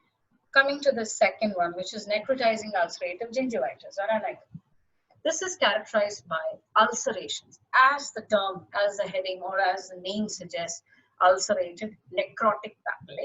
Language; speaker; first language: English; non-native, local second language; Malayalam